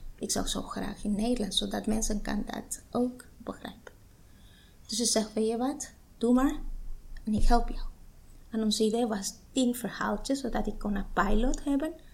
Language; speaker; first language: Dutch; non-native, fluent; Spanish